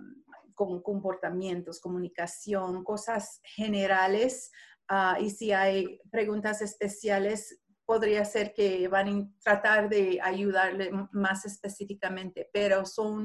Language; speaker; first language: Spanish; non-native, learner; English